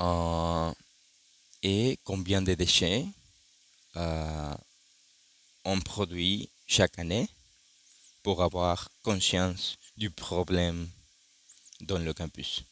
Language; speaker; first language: French; non-native, learner; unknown